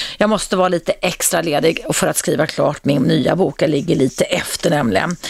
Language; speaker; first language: Swedish; native; Swedish